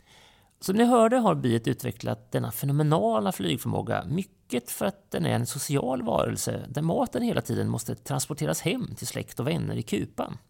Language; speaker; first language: Swedish; native; Swedish